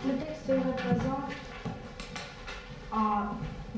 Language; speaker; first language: French; non-native, learner; Russian